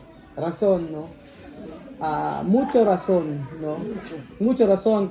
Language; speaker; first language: Spanish; non-native, learner; Filipino